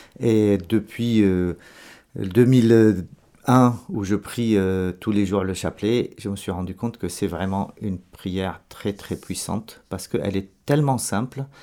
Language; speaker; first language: French; non-native, local second language; Arabic